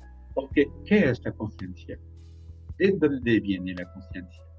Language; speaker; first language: Spanish; non-native, fluent; French